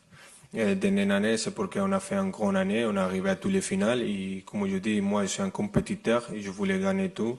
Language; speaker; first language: French; non-native, fluent; Spanish